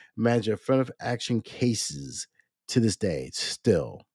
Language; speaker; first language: English; native; English